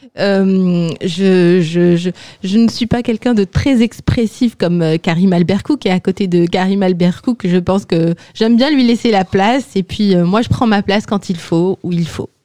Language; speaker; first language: French; non-native, local second language; Kabyle